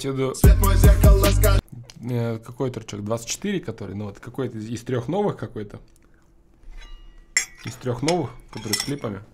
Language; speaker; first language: Russian; native; Russian